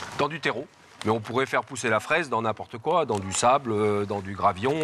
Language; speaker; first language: French; native; French